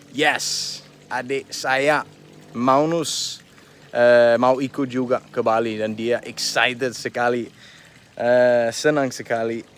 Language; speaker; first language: Indonesian; non-native, fluent; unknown